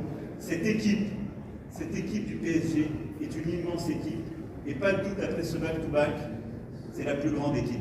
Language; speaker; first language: French; native; French